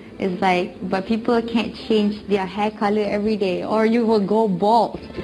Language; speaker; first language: English; non-native, local second language; Malay